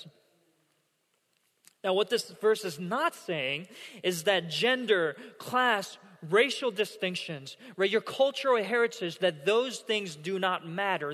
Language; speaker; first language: English; non-native, fluent; Korean